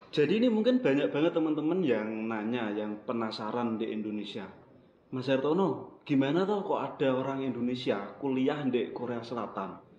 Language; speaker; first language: Indonesian; native; Indonesian